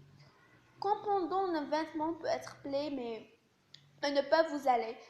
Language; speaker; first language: French; non-native, local second language; Arabic